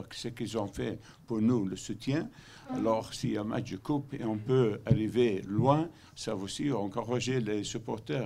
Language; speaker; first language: French; non-native, learner; Dutch